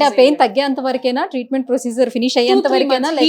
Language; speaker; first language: Telugu; native; Telugu